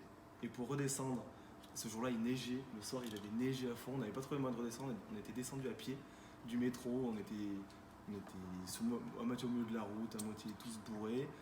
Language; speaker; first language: French; native; French